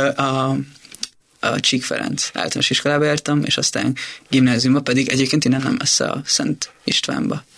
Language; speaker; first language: Hungarian; early bilingual, other home language; Italian